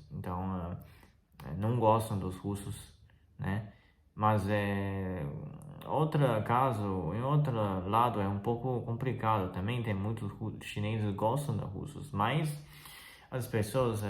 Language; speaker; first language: Portuguese; non-native, fluent; Chinese